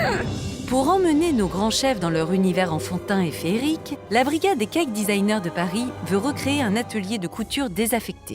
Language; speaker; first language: French; native; French